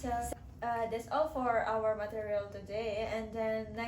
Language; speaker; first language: English; non-native, learner; Indonesian